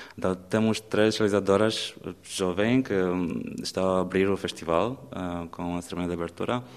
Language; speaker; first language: Portuguese; non-native, fluent; Romanian